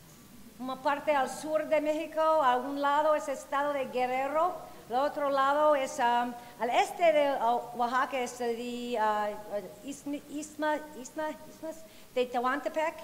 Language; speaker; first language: Spanish; non-native, fluent; English